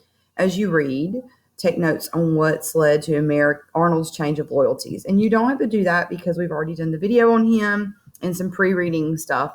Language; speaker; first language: English; native; English